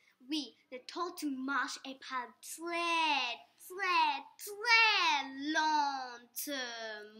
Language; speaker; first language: French; non-native, learner; English